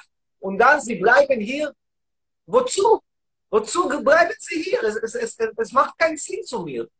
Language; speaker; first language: German; non-native, learner; Hebrew